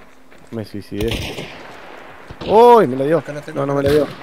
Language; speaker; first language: Spanish; native; Spanish